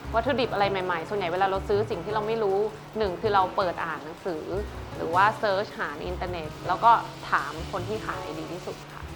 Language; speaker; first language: Thai; early bilingual, other home language; Chinese